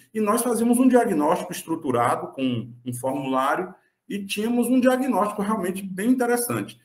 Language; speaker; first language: Portuguese; native; Portuguese